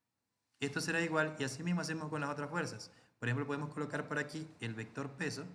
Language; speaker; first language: Spanish; native; Spanish